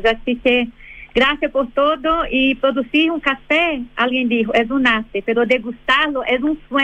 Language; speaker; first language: Spanish; non-native, fluent; Portuguese